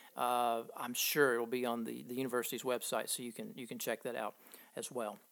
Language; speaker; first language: English; native; English